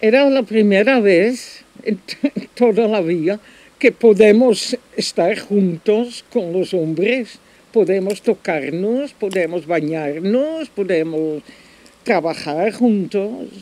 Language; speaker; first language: Spanish; non-native, fluent; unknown